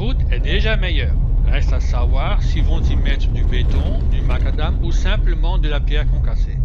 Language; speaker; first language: French; native; French